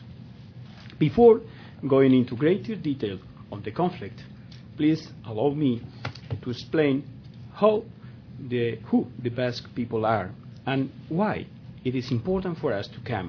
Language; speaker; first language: English; non-native, fluent; Spanish